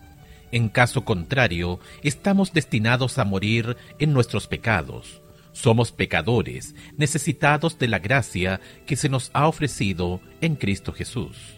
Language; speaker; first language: Spanish; native; Spanish